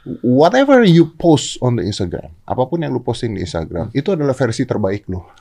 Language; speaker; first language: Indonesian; native; Indonesian